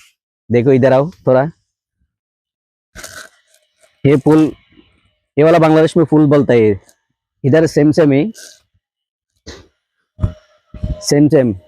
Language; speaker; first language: Hindi; non-native, learner; Bangla